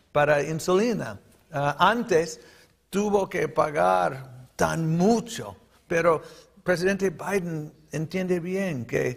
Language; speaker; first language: Spanish; early bilingual, heritage; Spanish